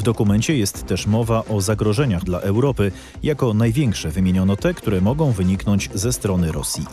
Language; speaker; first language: Polish; native; Polish